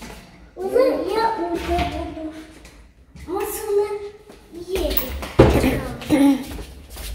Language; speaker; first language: Russian; early bilingual, heritage; Russian